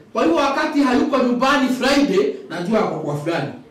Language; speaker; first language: Swahili; non-native, local second language; Kikuyu